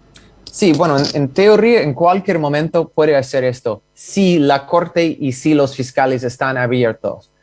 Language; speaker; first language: Spanish; non-native, fluent; English